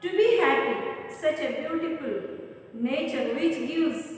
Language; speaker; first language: English; non-native, local second language; Kannada